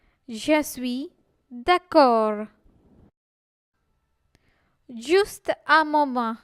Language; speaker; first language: French; non-native, fluent; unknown